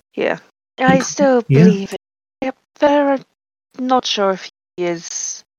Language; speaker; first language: English; native; English